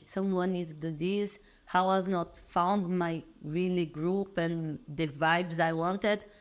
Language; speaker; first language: English; non-native, learner; Portuguese